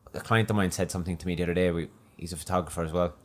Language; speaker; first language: English; native; English